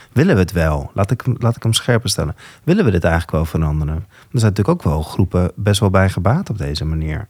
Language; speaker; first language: Dutch; native; Dutch